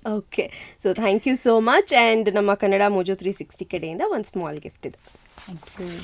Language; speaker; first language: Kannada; native; Kannada